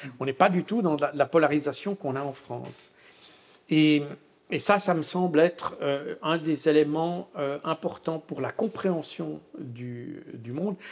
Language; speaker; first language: French; native; French